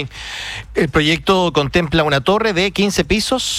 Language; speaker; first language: Spanish; native; Spanish